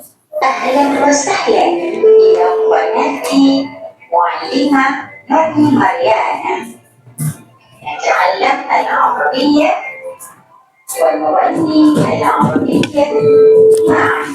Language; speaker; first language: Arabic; non-native, learner; Malay